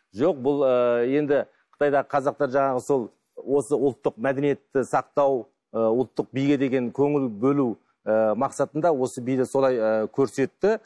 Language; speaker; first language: Kazakh; native; Kazakh